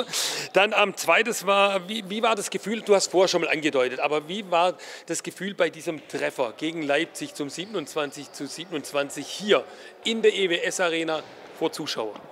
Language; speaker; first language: German; native; German